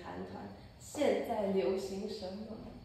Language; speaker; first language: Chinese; non-native, fluent; English